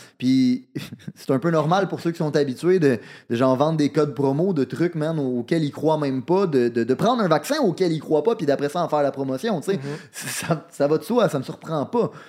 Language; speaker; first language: French; native; French